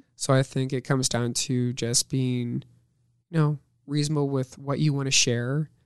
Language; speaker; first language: English; native; English